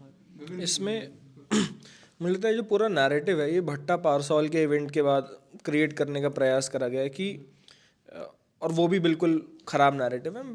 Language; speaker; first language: Hindi; native; Hindi